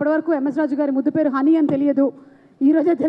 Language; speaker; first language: Telugu; native; Telugu